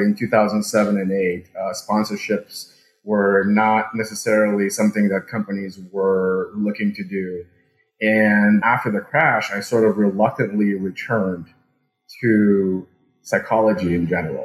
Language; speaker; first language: English; early bilingual, other home language; Russian